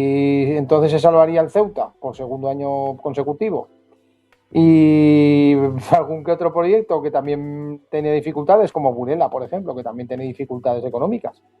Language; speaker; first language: Spanish; native; Spanish